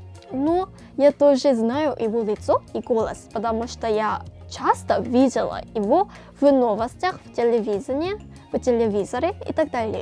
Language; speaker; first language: Russian; non-native, fluent; Korean